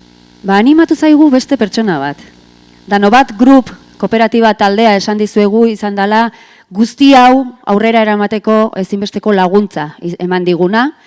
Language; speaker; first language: Basque; native; Basque